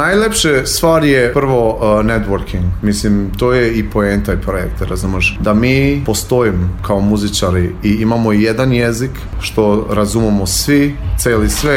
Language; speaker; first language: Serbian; non-native, learner; Albanian